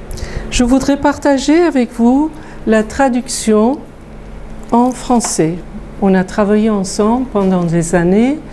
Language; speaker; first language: French; non-native, fluent; Persian